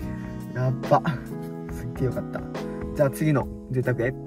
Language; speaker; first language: Japanese; native; Japanese